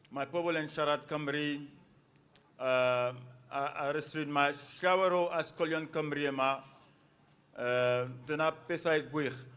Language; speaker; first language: Welsh; non-native, fluent; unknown